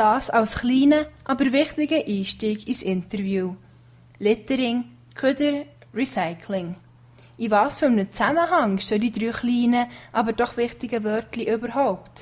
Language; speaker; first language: German; native; German